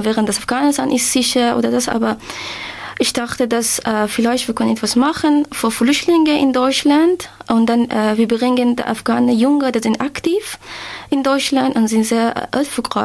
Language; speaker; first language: German; non-native, learner; Persian